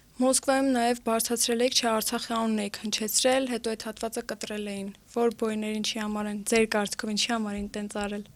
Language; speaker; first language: Armenian; native; Armenian